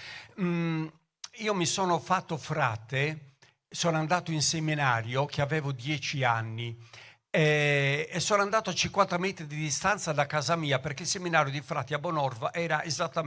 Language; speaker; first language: Italian; native; Italian